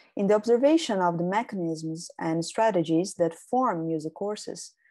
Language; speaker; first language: English; non-native, fluent; Portuguese